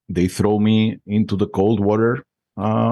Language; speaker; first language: English; non-native, fluent; Spanish